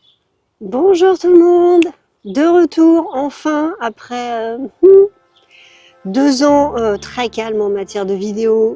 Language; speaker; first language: French; native; French